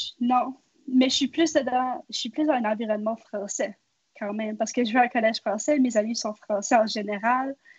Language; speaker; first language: French; native; French